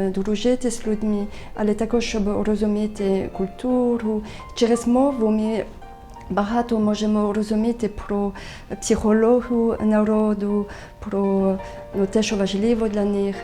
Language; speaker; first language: Ukrainian; non-native, learner; French